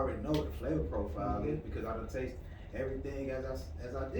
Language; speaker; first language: English; native; English